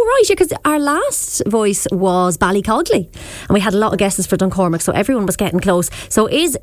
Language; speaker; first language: English; native; English